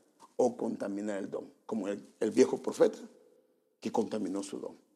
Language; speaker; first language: Spanish; native; Spanish